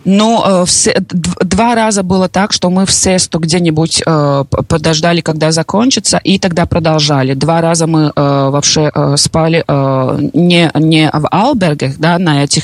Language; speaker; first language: Russian; non-native, local second language; Latvian